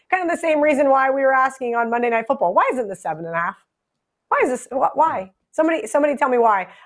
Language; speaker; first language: English; native; English